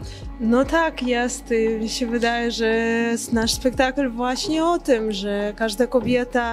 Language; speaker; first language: Polish; non-native, fluent; Belarusian